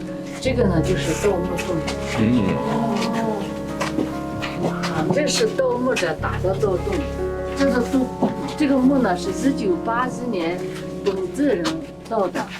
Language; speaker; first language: Chinese; native; Chinese